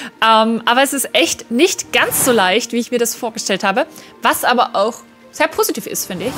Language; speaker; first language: German; native; German